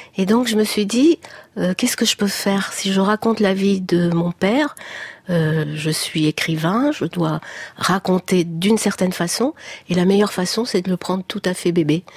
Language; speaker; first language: French; native; French